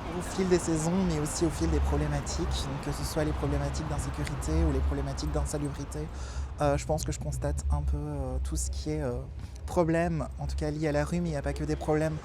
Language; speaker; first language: French; native; French